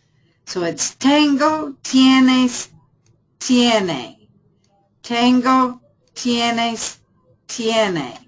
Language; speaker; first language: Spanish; non-native, fluent; English